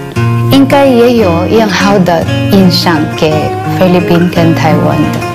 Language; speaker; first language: Chinese; non-native, fluent; Cebuano